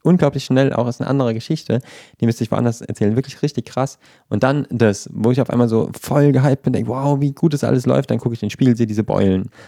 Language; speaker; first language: German; native; German